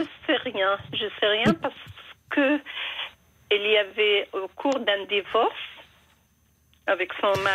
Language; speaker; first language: French; non-native, fluent; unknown